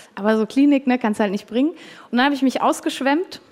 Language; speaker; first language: German; native; German